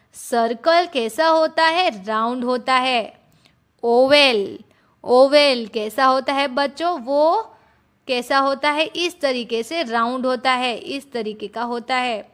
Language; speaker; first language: Hindi; non-native, local second language; Gujarati